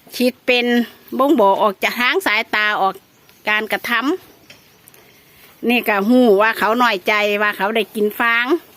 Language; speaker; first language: Thai; native; Thai